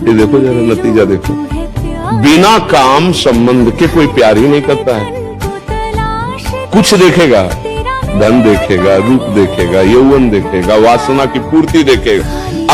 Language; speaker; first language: Hindi; native; Hindi